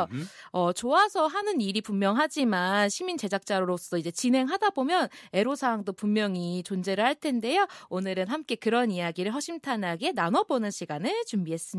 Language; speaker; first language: Korean; native; Korean